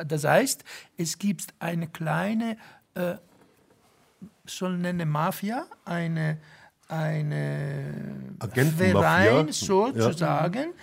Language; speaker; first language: German; non-native, fluent; Italian